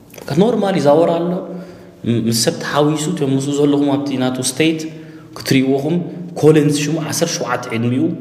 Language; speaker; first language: Tigrinya; early bilingual, heritage; Tigrinya